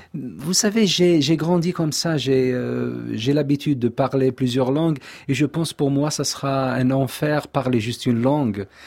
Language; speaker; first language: French; non-native, local second language; Kabyle